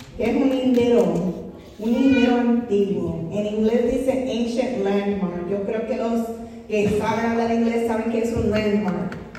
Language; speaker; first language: Spanish; non-native, fluent; English